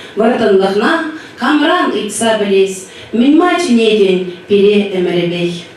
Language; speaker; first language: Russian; non-native, local second language; Chuvash